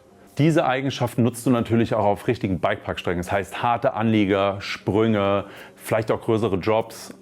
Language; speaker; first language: German; native; German